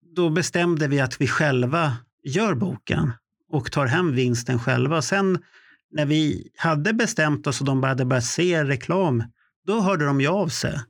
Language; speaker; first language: Swedish; native; Swedish